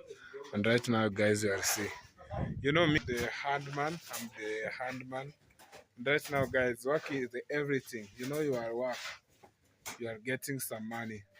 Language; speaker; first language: English; non-native, learner; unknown